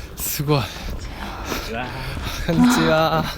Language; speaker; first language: Japanese; non-native, fluent; Korean